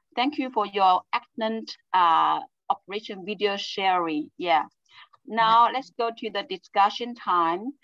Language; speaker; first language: English; non-native, fluent; Chinese